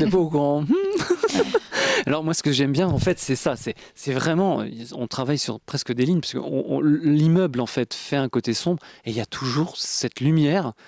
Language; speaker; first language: French; native; French